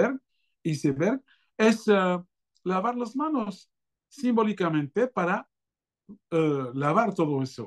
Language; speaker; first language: Spanish; non-native, fluent; French